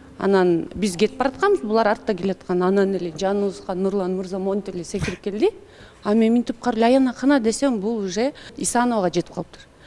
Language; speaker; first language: Kyrgyz; native; Kyrgyz